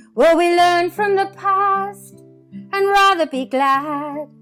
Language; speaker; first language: English; native; English